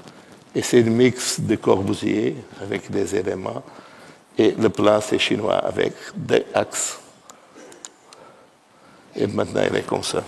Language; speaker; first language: French; non-native, fluent; Portuguese